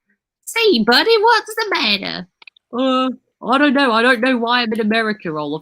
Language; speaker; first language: English; native; English